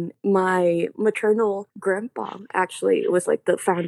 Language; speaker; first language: English; non-native, fluent; Spanish